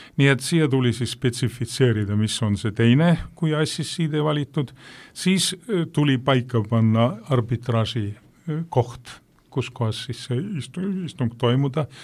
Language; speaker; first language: Estonian; native; Estonian